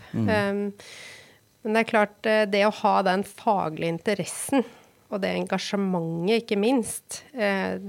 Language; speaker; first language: Norwegian; native; Norwegian